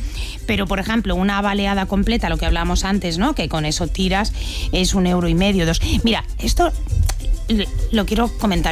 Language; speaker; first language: Spanish; native; Spanish